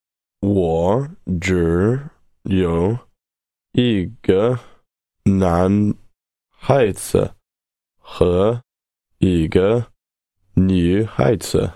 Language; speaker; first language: Chinese; non-native, learner; English